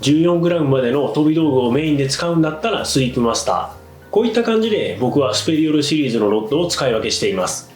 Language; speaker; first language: Japanese; native; Japanese